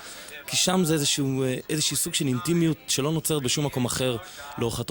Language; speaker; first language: Hebrew; native; Hebrew